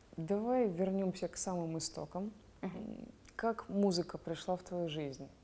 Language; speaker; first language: Russian; native; Russian